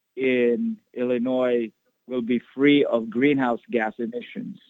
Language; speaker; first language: English; non-native, local second language; Filipino